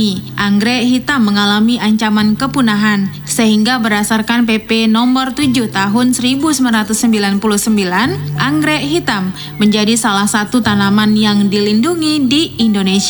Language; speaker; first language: Indonesian; native; Indonesian